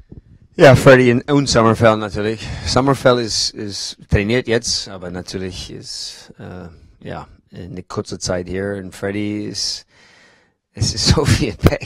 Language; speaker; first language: German; non-native, learner; English